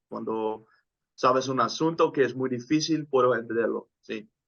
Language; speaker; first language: Spanish; non-native, fluent; Dutch